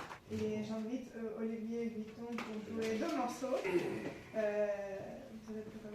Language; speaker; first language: French; non-native, fluent; Ukrainian